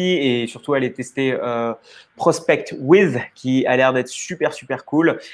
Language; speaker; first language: French; native; French